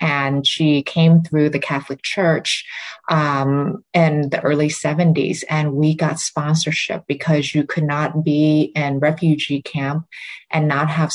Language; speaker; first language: English; early bilingual, other home language; Vietnamese